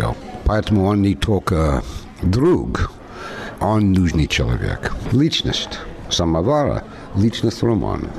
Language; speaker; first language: Russian; non-native, fluent; English